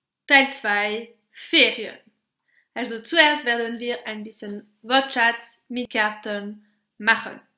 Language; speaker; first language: German; non-native, local second language; French